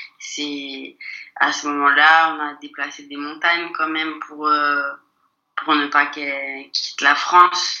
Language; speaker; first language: French; native; French